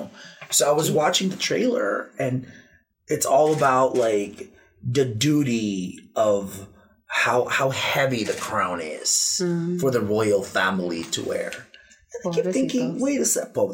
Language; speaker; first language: English; non-native, local second language; Filipino